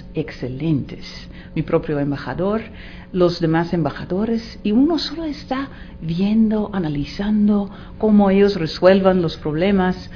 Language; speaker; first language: Spanish; non-native, fluent; Dutch